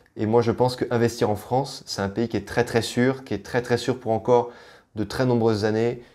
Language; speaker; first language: French; native; French